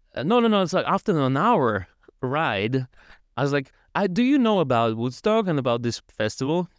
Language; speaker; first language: English; non-native, learner; Russian